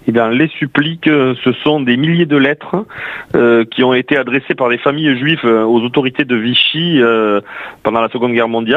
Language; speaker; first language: French; native; French